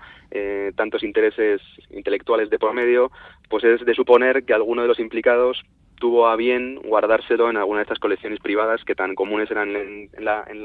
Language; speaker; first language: Spanish; native; Spanish